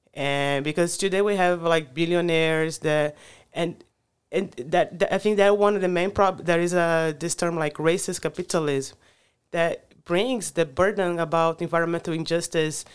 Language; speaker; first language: English; non-native, fluent; Portuguese